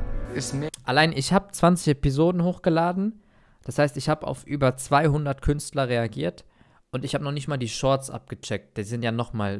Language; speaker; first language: German; native; German